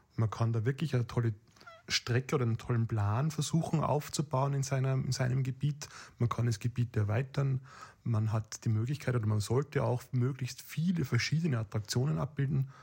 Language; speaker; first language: German; native; German